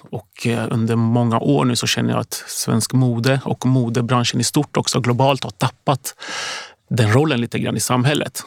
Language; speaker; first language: Swedish; early bilingual, other home language; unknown